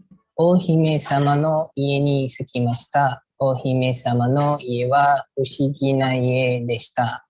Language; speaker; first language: Japanese; non-native, learner; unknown